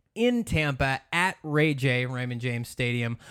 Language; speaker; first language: English; native; English